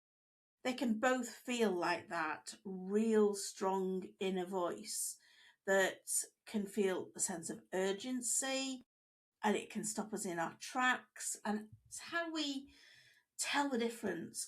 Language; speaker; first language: English; native; English